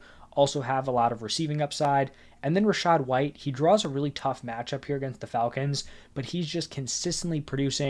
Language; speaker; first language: English; native; English